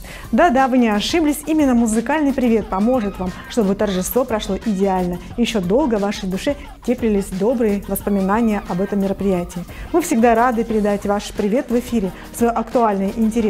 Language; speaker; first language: Russian; native; Russian